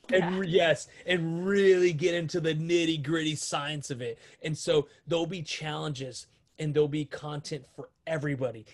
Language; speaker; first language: English; native; English